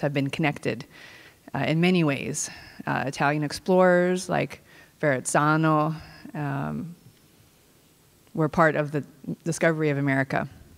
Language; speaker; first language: English; native; English